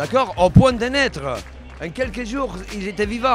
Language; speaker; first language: French; non-native, fluent; Spanish